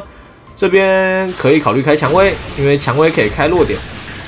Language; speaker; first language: Chinese; native; Chinese